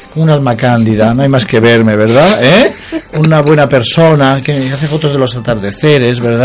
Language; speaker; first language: Spanish; non-native, local second language; Catalan